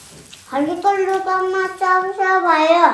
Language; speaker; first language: Nepali; early bilingual, heritage; Nepali